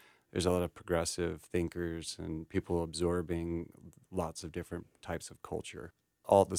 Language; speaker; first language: English; native; English